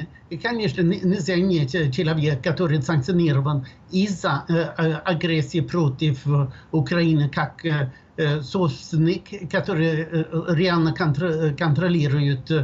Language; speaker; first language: Russian; non-native, fluent; Swedish